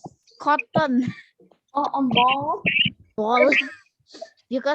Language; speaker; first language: English; non-native, learner; Indonesian